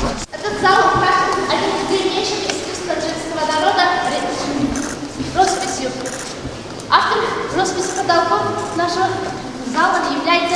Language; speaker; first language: Russian; non-native, local second language; Tajik